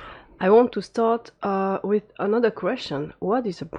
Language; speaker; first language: English; non-native, fluent; French